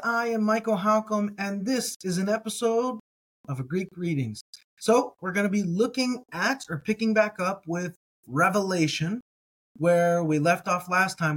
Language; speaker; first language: English; native; English